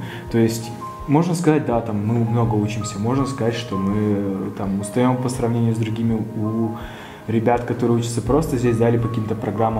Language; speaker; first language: Russian; native; Russian